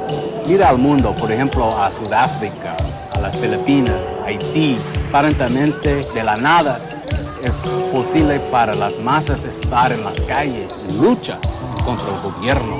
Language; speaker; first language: Spanish; non-native, fluent; English